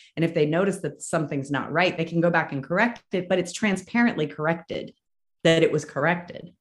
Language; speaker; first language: English; native; English